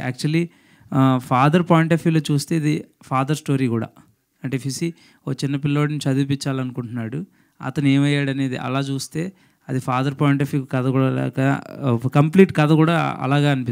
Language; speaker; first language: Telugu; native; Telugu